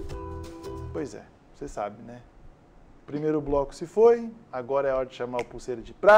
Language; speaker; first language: Portuguese; native; Portuguese